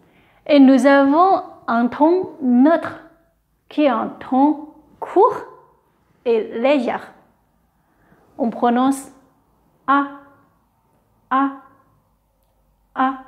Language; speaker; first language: French; non-native, fluent; Chinese